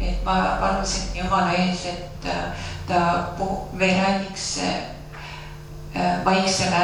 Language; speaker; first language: Finnish; non-native, learner; Estonian